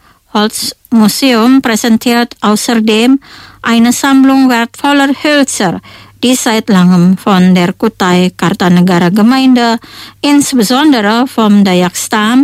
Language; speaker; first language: German; non-native, fluent; Indonesian